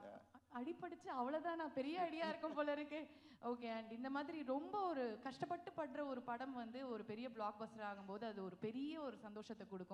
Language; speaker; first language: Tamil; native; Tamil